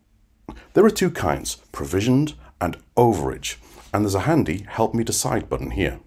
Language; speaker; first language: English; native; English